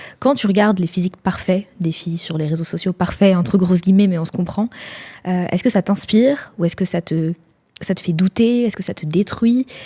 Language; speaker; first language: French; native; French